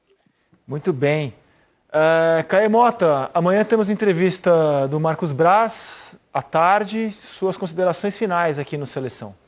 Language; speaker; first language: Portuguese; native; Portuguese